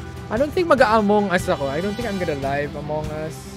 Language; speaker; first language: English; non-native, local second language; Filipino